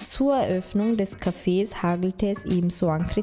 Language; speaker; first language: German; native; German